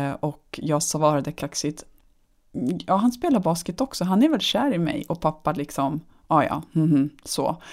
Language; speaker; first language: Swedish; early bilingual, other home language; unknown